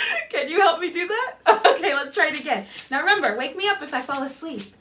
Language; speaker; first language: English; early bilingual, other home language; Spanish